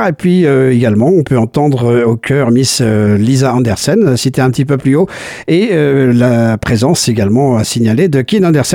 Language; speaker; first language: French; native; French